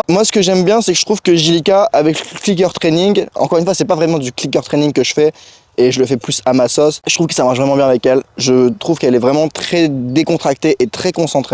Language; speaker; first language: French; native; French